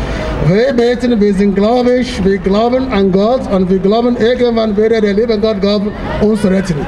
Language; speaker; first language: German; non-native, fluent; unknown